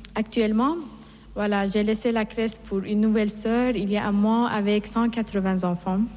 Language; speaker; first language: French; non-native, fluent; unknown